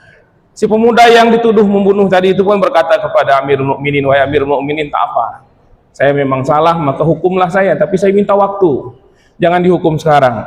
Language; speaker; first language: Indonesian; native; Indonesian